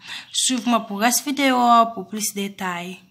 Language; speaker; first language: French; non-native, learner; Haitian Creole